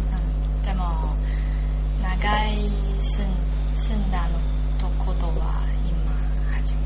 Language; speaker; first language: Japanese; non-native, learner; Chinese